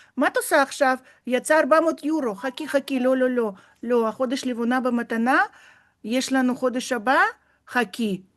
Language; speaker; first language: Hebrew; non-native, fluent; Russian